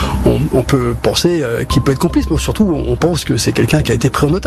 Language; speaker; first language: French; native; French